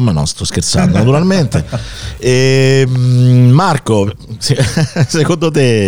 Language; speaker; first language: Italian; native; Italian